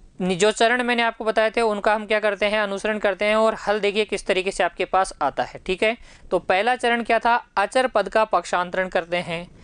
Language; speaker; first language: Hindi; native; Hindi